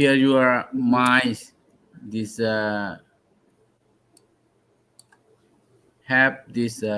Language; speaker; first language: English; non-native, learner; Thai